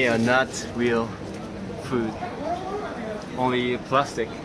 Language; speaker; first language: English; non-native, learner; Japanese